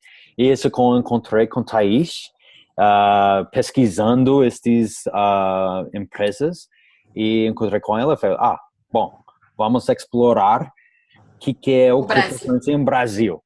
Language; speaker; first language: Portuguese; non-native, learner; English